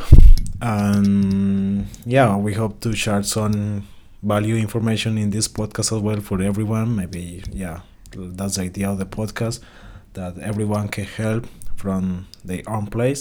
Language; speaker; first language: English; non-native, learner; Spanish